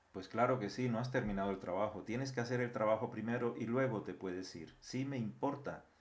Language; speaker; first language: Spanish; native; Spanish